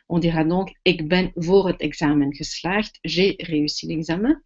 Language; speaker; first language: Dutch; non-native, fluent; French